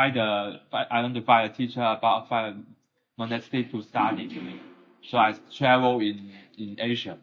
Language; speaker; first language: English; non-native, learner; Chinese